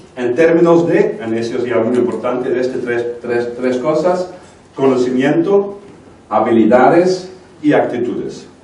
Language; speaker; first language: Spanish; non-native, fluent; Dutch